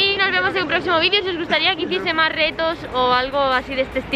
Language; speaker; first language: Spanish; native; Spanish